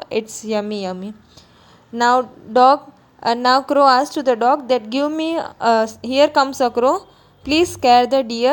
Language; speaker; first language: English; non-native, local second language; Gujarati